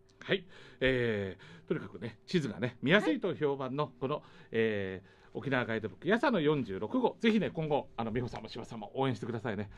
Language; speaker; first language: Japanese; native; Japanese